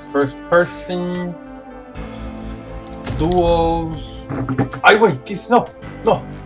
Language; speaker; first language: Spanish; early bilingual, heritage; Spanish